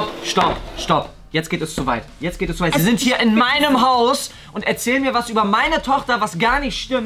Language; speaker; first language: German; native; German